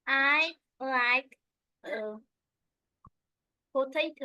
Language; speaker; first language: English; non-native, learner; Vietnamese